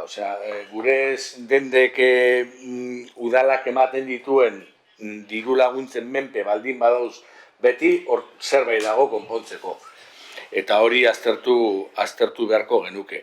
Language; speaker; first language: Basque; native; Basque